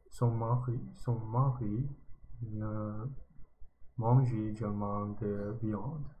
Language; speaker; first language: French; non-native, learner; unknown